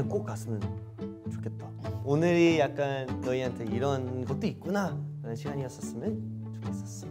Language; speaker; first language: Korean; early bilingual, heritage; Korean